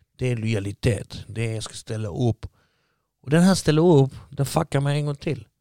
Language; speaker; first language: Swedish; early bilingual, other home language; Arabic